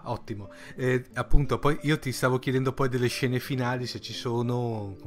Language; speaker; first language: Italian; native; Italian